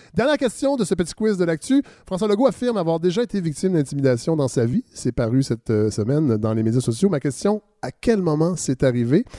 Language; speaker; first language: French; native; French